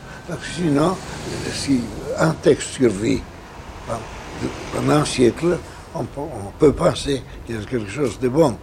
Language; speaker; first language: French; non-native, fluent; Spanish